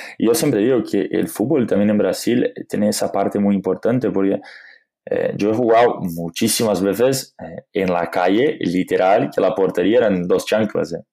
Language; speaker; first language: Spanish; non-native, fluent; Portuguese